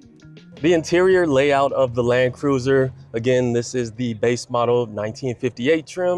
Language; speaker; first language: English; native; English